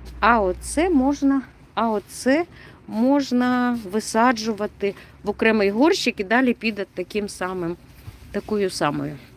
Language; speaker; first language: Ukrainian; native; Ukrainian